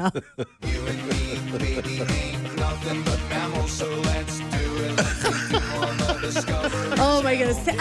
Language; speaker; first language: English; native; English